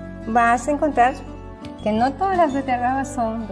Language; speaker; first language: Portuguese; non-native, learner; Spanish